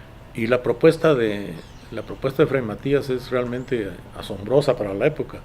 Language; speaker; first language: Spanish; native; Spanish